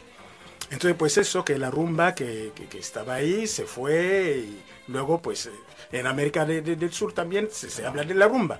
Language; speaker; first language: Spanish; non-native, fluent; Lingala